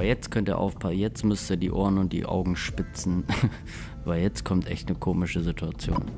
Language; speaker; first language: German; native; German